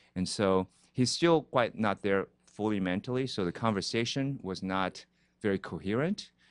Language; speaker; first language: English; non-native, fluent; Korean